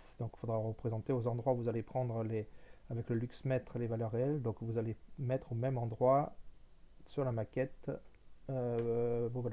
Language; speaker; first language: French; native; French